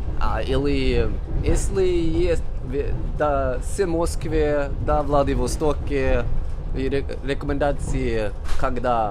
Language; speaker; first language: Russian; non-native, learner; Swedish